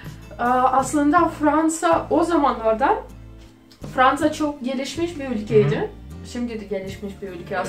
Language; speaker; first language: Turkish; non-native, fluent; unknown